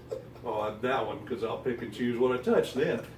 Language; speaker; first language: English; native; English